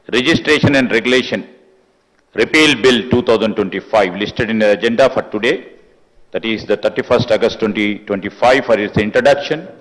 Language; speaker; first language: English; non-native, local second language; Telugu